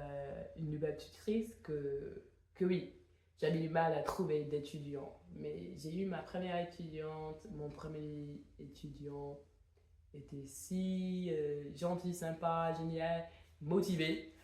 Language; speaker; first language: French; non-native, fluent; English